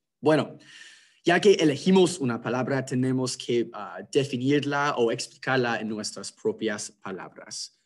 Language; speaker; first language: Spanish; non-native, fluent; English